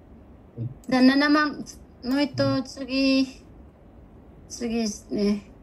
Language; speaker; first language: Japanese; non-native, fluent; Bangla